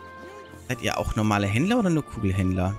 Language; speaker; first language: German; native; German